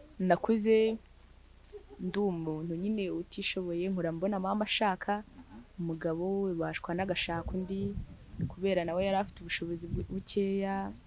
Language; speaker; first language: Kinyarwanda; native; Kinyarwanda